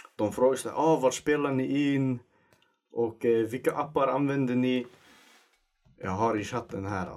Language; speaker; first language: Swedish; early bilingual, other home language; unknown